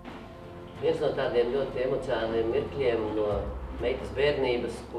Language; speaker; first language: Latvian; native; Latvian